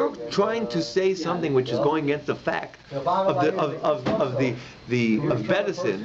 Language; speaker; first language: English; native; English